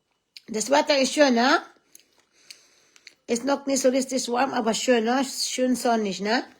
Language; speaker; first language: German; non-native, learner; Cebuano